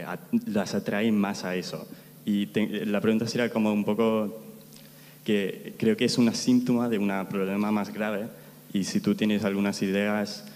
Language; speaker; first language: Spanish; non-native, fluent; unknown